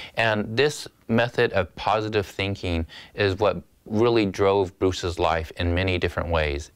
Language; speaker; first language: English; native; English